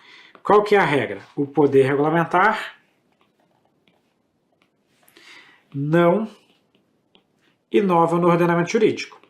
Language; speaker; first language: Portuguese; native; Portuguese